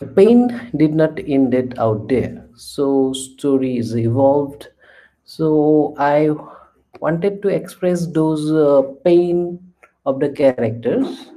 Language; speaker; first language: English; non-native, local second language; Assamese